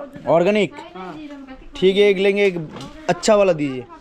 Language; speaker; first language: Hindi; non-native, local second language; Bangla